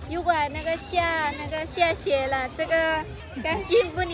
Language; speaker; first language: Chinese; non-native, learner; Lao